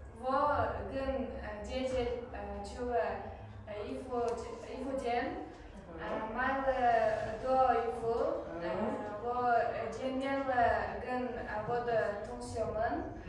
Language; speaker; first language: Chinese; non-native, learner; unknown